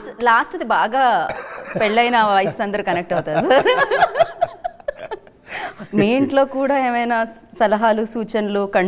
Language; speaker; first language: Telugu; native; Telugu